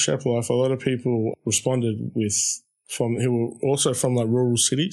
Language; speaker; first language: English; native; English